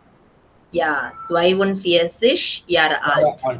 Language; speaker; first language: German; non-native, fluent; Tamil